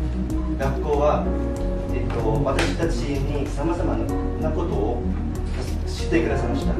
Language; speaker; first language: Japanese; non-native, fluent; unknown